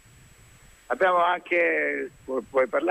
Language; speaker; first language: Italian; native; Italian